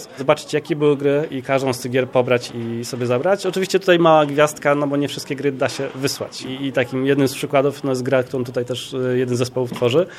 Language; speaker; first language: Polish; native; Polish